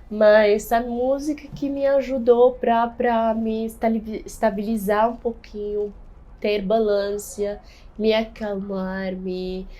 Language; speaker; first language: Portuguese; non-native, fluent; Arabic